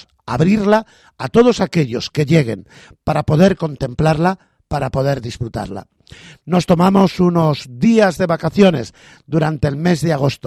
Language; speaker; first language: Spanish; native; Spanish